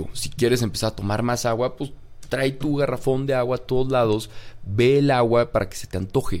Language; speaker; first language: Spanish; native; Spanish